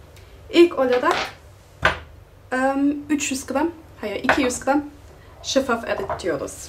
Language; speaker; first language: Turkish; non-native, fluent; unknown